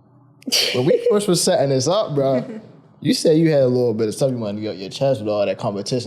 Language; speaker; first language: English; native; English